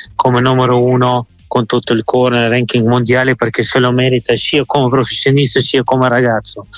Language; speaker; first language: Italian; non-native, fluent; Russian